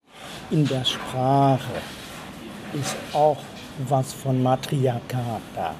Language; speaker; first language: German; non-native, fluent; Khmer